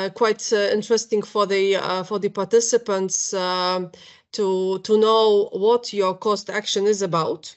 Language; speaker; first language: English; non-native, fluent; Polish